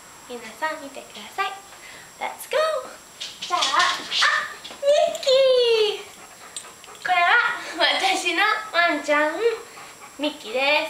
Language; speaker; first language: Japanese; early bilingual, heritage; Japanese